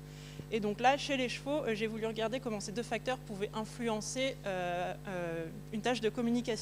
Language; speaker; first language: French; native; French